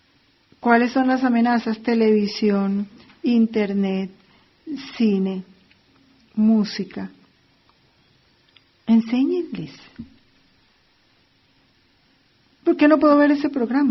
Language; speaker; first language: Spanish; native; Spanish